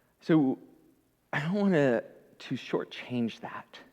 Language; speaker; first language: English; native; English